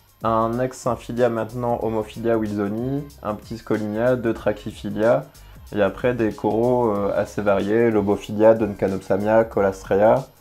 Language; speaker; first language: French; native; French